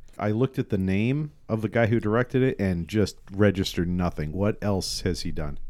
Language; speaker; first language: English; native; English